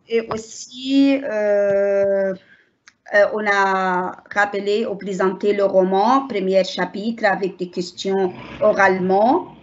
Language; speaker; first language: French; non-native, learner; Arabic